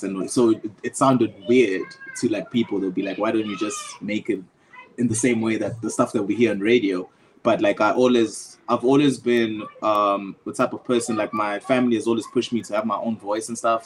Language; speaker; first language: English; non-native, local second language; Zulu